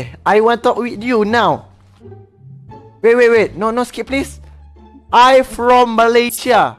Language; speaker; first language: English; non-native, learner; Malay